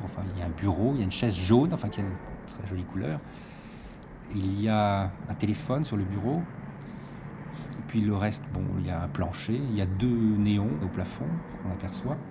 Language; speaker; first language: French; native; French